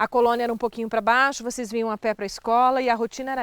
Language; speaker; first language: Portuguese; native; Portuguese